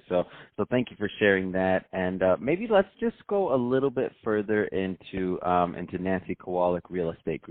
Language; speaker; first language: English; native; English